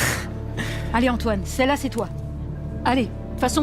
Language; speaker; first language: French; native; French